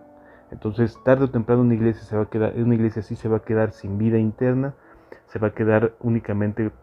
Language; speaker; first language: Spanish; native; Spanish